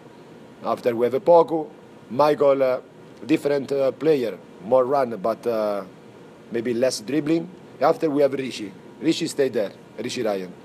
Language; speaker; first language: English; non-native, fluent; Italian